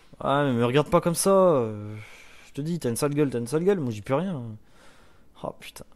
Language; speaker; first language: French; native; French